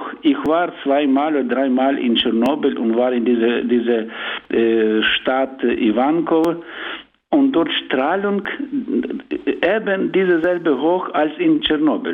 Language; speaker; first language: German; non-native, learner; Ukrainian